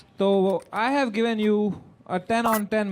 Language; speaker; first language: Hindi; native; Hindi